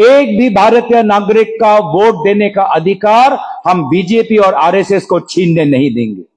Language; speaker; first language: Hindi; non-native, local second language; Assamese